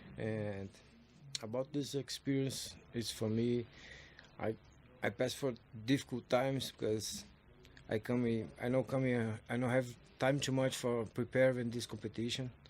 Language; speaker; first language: English; non-native, learner; Portuguese